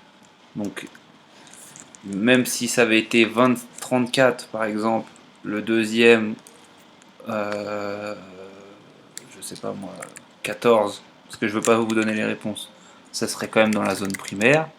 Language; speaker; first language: French; native; French